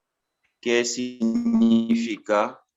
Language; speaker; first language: Spanish; non-native, learner; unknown